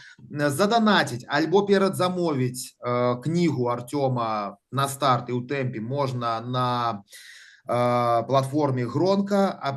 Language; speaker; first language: Belarusian; native; Belarusian